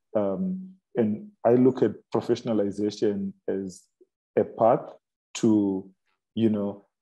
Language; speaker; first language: English; non-native, local second language; Shona